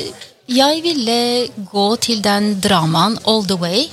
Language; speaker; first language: Norwegian; non-native, fluent; Turkish